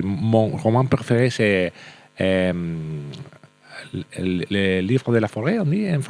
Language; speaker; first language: French; non-native, learner; Spanish